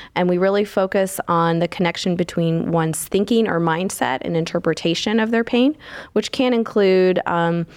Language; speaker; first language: English; native; English